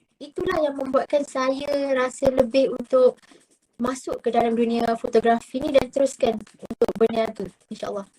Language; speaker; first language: Malay; native; Malay